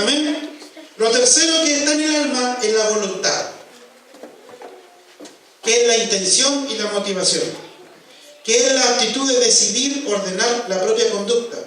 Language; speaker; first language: Spanish; native; Spanish